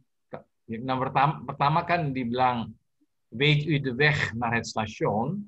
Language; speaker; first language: Dutch; non-native, learner; Indonesian